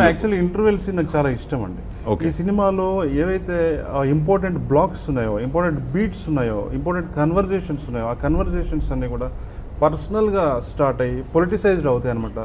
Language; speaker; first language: Telugu; native; Telugu